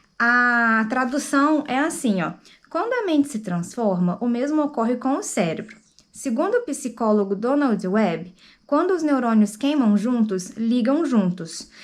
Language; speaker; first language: Portuguese; native; Portuguese